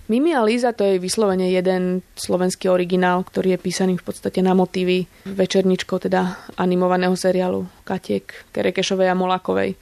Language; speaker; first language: Slovak; native; Slovak